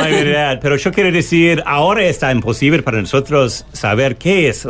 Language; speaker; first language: Spanish; non-native, learner; English